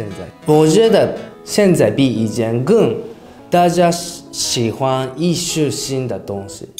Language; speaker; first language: Chinese; non-native, learner; Japanese